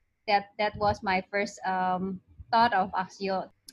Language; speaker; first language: English; non-native, local second language; Indonesian